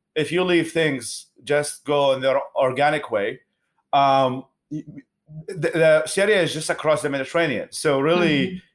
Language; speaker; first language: English; non-native, fluent; Arabic